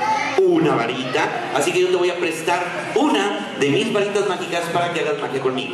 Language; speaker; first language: Spanish; native; Spanish